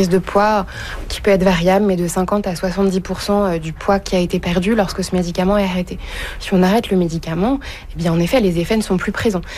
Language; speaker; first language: French; native; French